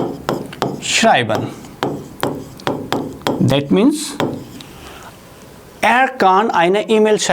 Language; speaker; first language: German; non-native, fluent; Hindi